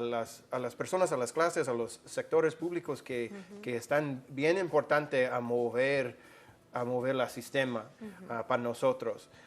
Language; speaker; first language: Spanish; non-native, fluent; English